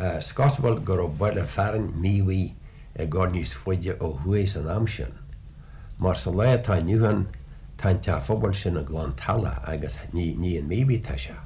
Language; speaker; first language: Irish; native; Irish